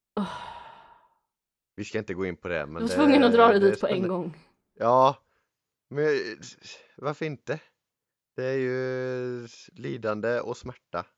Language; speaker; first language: Swedish; native; Swedish